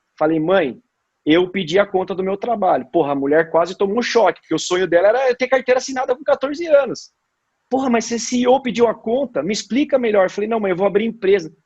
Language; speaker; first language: Portuguese; native; Portuguese